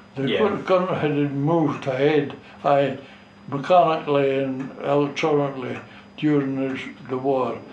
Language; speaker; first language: English; native; English